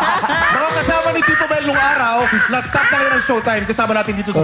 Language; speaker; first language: Filipino; native; Filipino